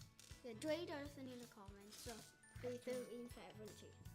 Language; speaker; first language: Welsh; non-native, local second language; English